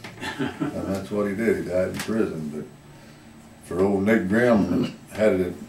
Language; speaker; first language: English; native; English